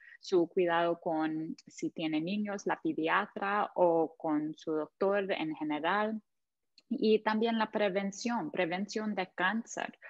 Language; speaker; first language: Spanish; non-native, fluent; English